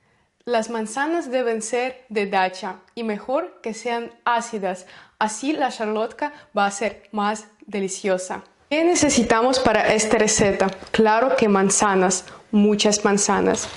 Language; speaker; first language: Spanish; non-native, learner; Russian